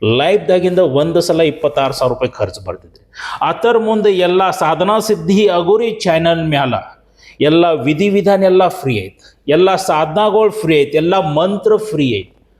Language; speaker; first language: Kannada; native; Kannada